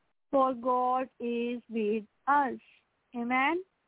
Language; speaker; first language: English; non-native, local second language; Punjabi